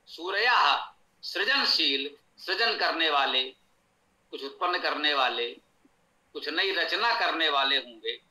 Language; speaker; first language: Hindi; native; Hindi